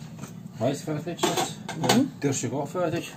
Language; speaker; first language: German; non-native, learner; Turkish